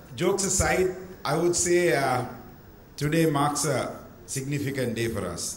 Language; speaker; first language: English; non-native, local second language; Sinhala